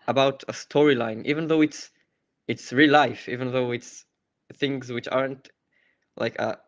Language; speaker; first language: English; non-native, fluent; Hebrew